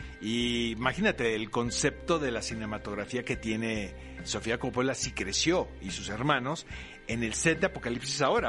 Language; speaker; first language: Spanish; native; Spanish